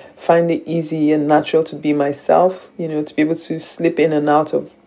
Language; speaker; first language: English; non-native, local second language; Yoruba